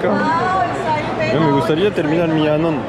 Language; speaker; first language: Spanish; non-native, fluent; French